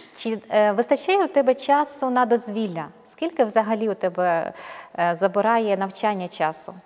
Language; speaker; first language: Ukrainian; native; Ukrainian